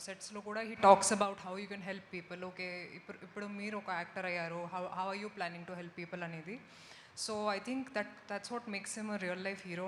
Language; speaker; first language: Telugu; non-native, local second language; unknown